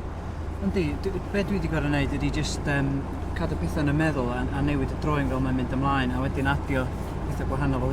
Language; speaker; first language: Welsh; native; Welsh